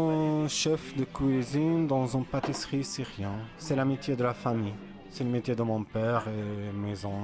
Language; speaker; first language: French; non-native, fluent; Arabic